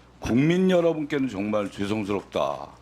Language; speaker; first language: Korean; native; Korean